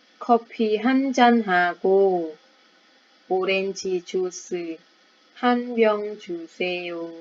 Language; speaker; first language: Korean; non-native, fluent; Thai